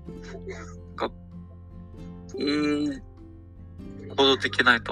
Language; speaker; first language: Japanese; non-native, learner; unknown